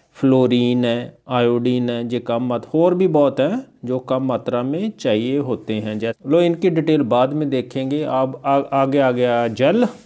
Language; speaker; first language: Hindi; non-native, local second language; Punjabi